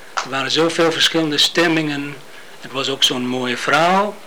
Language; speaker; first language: Dutch; non-native, fluent; English